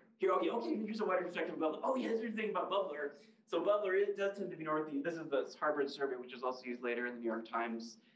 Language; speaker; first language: English; native; English